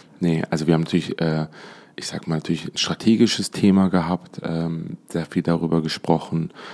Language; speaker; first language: German; native; German